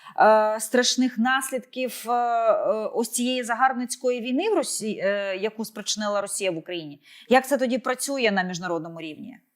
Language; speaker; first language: Ukrainian; native; Ukrainian